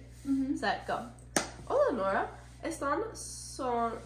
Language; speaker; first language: Spanish; non-native, learner; English